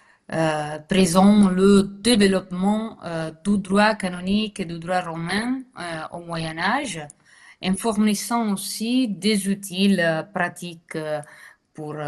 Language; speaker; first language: French; non-native, fluent; Italian